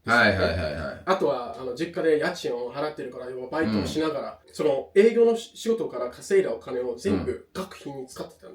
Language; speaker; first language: Japanese; non-native, fluent; English